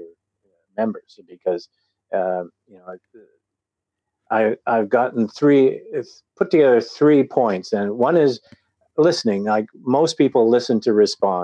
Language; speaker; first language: English; native; English